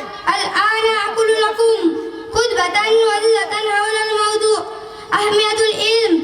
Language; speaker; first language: Arabic; non-native, learner; Bangla